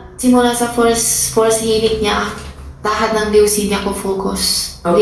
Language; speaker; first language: Filipino; non-native, learner; Chinese